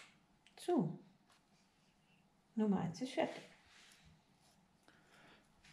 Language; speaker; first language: German; native; German